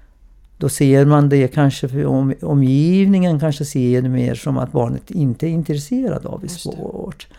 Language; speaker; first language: Swedish; non-native, fluent; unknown